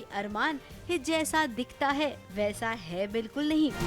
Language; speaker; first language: Hindi; native; Hindi